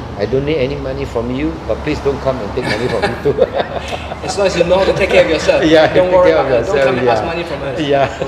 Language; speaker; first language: English; non-native, local second language; Min Nan Chinese